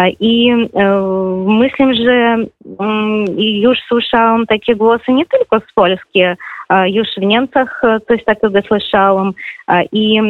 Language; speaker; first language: Polish; non-native, fluent; Russian